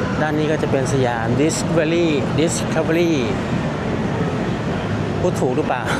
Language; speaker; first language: Thai; native; Thai